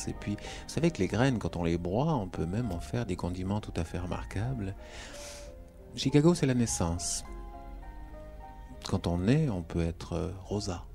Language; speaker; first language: French; native; French